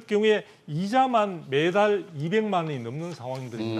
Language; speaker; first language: Korean; native; Korean